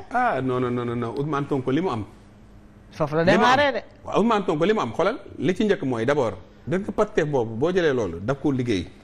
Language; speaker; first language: Wolof; native; Wolof